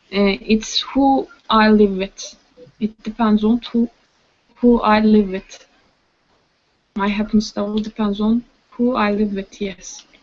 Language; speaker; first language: English; non-native, learner; Turkish